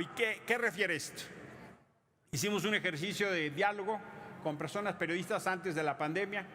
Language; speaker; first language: Spanish; native; Spanish